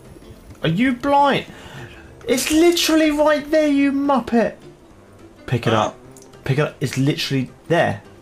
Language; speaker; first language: English; native; English